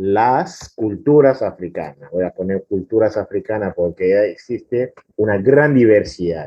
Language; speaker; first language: Spanish; non-native, fluent; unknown